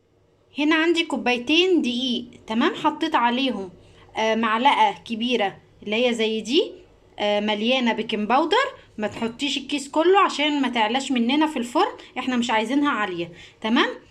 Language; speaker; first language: Arabic; native; Arabic